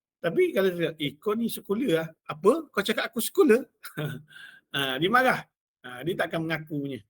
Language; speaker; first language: Malay; native; Malay